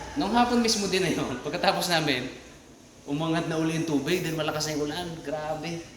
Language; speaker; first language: Filipino; native; Filipino